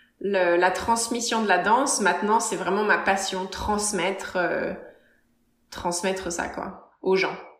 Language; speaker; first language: French; native; French